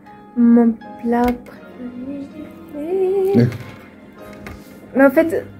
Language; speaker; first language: French; non-native, fluent; Swedish